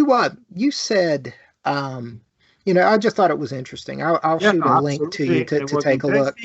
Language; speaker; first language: English; native; English